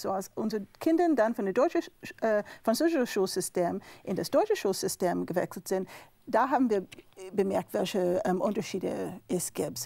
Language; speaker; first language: German; non-native, fluent; English